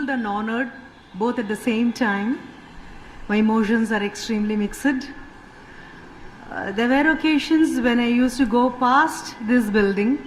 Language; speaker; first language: English; non-native, local second language; Tamil